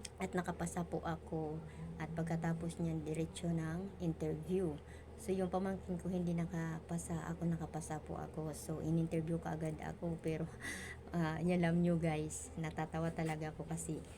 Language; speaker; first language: Filipino; non-native, local second language; Waray